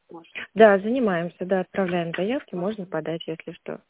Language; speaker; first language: Russian; native; Russian